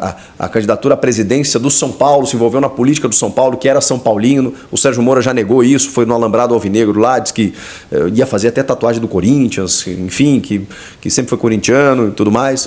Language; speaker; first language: Portuguese; native; Portuguese